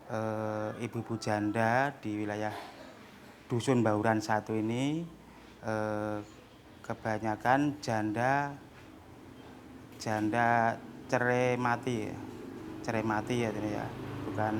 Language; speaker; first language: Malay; non-native, local second language; Javanese